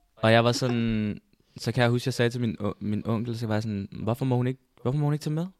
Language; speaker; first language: Danish; early bilingual, other home language; Spanish